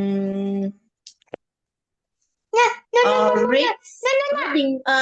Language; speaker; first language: English; non-native, learner; Vietnamese